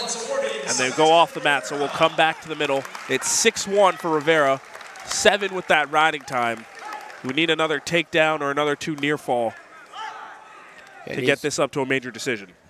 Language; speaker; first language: English; native; English